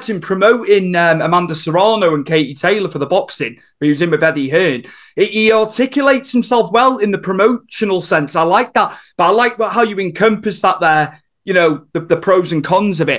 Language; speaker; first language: English; native; English